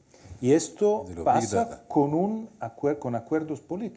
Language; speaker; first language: Spanish; non-native, fluent; Italian